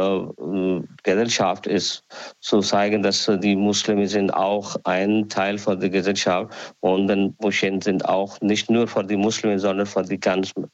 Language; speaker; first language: German; non-native, learner; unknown